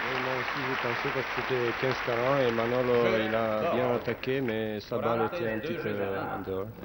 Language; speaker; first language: French; non-native, learner; Romanian